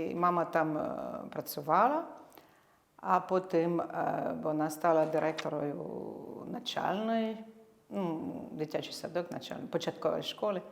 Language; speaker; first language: Ukrainian; non-native, fluent; French